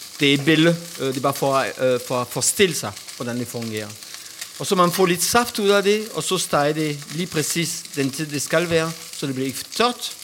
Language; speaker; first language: Danish; non-native, fluent; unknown